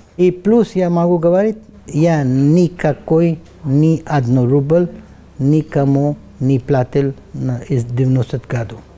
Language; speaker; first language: Russian; non-native, learner; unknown